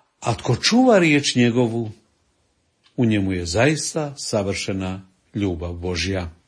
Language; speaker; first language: Croatian; native; Croatian